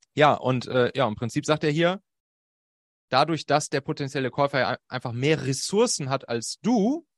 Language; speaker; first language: German; native; German